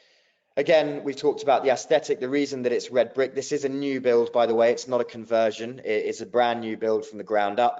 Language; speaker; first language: English; native; English